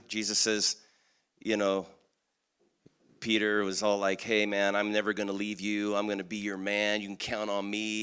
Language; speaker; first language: English; native; English